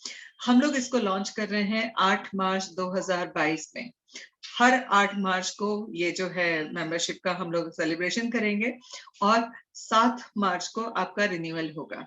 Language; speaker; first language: Hindi; native; Hindi